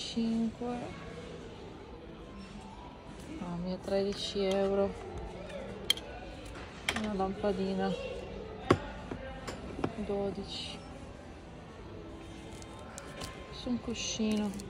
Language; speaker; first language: Italian; non-native, fluent; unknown